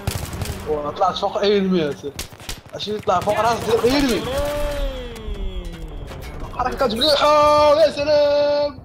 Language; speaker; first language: Arabic; native; Arabic